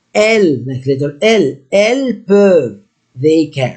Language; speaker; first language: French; non-native, fluent; Arabic